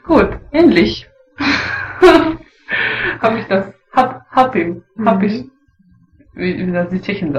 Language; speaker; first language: German; non-native, learner; Russian